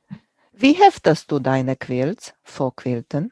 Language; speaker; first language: German; non-native, fluent; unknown